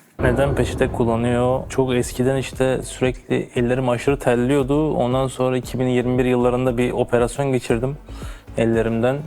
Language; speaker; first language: Turkish; native; Turkish